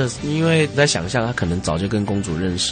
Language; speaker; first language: Chinese; native; Chinese